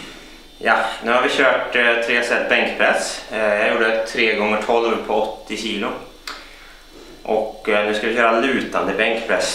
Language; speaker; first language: Swedish; native; Swedish